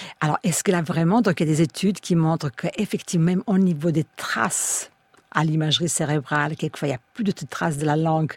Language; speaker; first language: French; non-native, fluent; Serbian